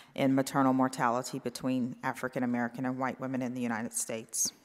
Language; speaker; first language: English; native; English